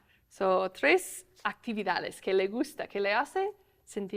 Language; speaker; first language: Spanish; non-native, fluent; English